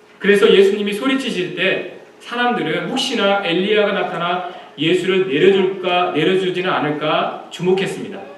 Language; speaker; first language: Korean; native; Korean